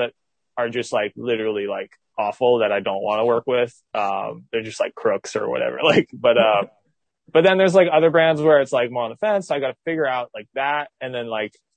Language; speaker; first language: English; native; English